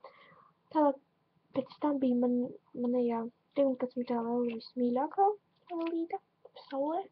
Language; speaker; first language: Latvian; non-native, local second language; Russian